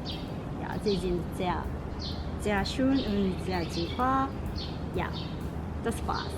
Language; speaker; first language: German; non-native, learner; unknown